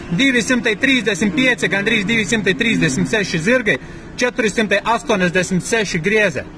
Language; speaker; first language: Latvian; non-native, local second language; Russian